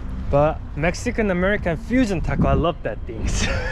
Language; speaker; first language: English; non-native, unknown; Korean